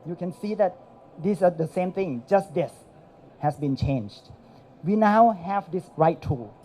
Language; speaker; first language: English; non-native, fluent; Thai